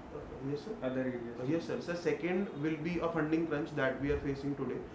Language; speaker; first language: English; non-native, local second language; Hindi